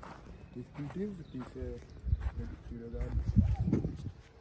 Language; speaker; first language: French; non-native, local second language; Wolof